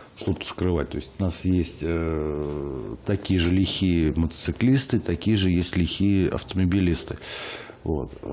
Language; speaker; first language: Russian; native; Russian